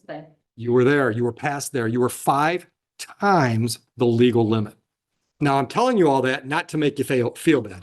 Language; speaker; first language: English; native; English